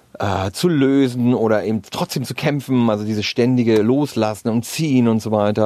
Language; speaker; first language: German; native; German